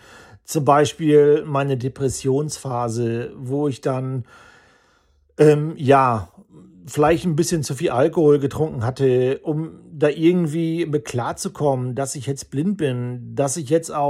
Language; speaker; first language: German; native; German